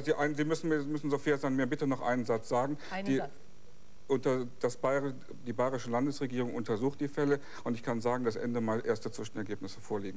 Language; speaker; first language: German; native; German